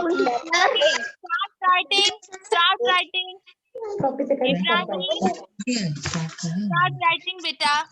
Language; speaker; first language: English; non-native, fluent; Urdu